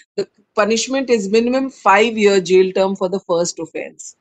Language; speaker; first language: English; non-native, local second language; Hindi